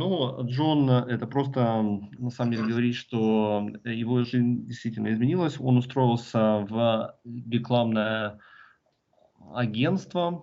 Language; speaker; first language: Russian; native; Russian